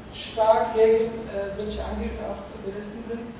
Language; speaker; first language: German; native; German